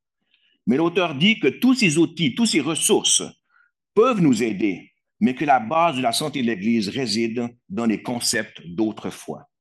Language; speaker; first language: French; native; French